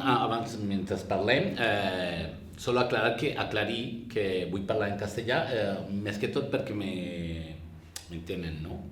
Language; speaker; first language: Catalan; non-native, local second language; Spanish